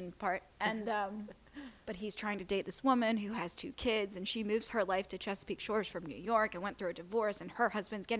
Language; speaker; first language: English; native; English